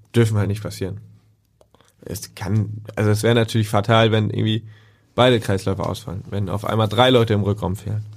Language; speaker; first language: German; native; German